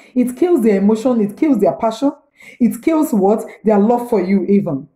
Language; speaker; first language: English; non-native, local second language; Igbo